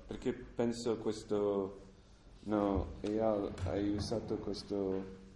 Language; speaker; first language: Italian; non-native, learner; English